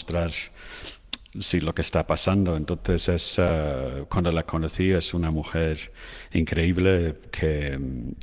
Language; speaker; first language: Spanish; non-native, fluent; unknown